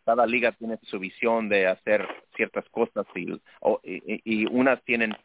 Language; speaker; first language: Spanish; early bilingual, heritage; Spanish